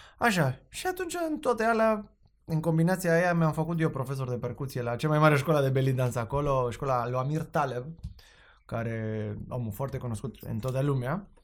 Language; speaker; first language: Romanian; non-native, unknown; Spanish